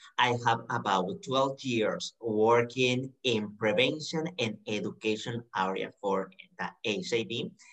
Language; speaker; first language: English; non-native, learner; Spanish